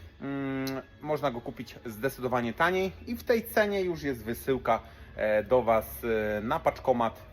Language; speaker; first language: Polish; native; Polish